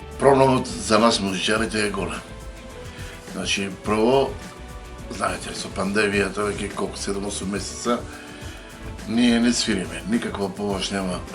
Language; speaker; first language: Macedonian; non-native, local second language; Romany